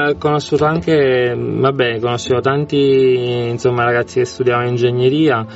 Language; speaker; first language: Italian; native; Italian